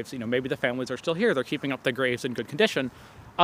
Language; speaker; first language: English; native; English